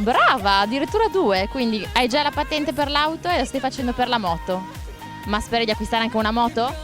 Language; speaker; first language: Italian; native; Italian